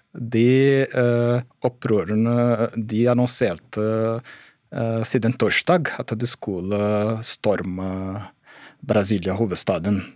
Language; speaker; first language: Norwegian; non-native, fluent; Portuguese